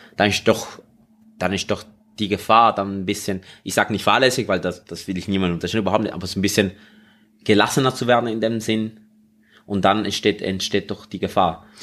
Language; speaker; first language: German; native; German